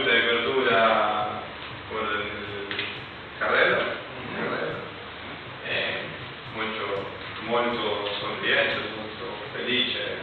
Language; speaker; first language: Italian; non-native, learner; Spanish